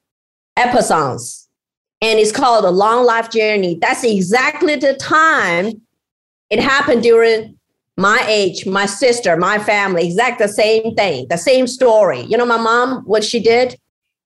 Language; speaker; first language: English; non-native, fluent; Chinese